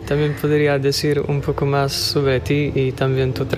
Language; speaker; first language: Spanish; non-native, learner; Slovak